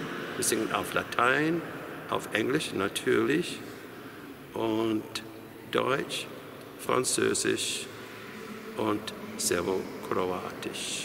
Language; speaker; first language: German; non-native, fluent; English